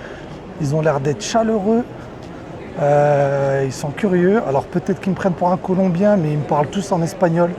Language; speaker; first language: French; native; French